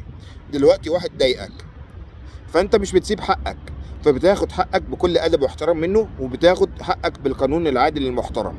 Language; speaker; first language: Arabic; native; Arabic